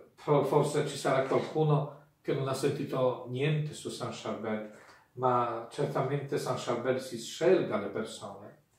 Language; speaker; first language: Italian; non-native, fluent; Polish